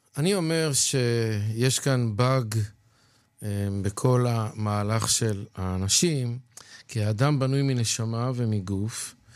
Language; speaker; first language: Hebrew; native; Hebrew